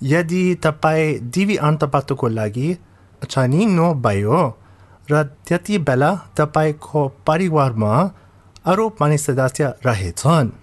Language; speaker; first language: Nepali; non-native, fluent; English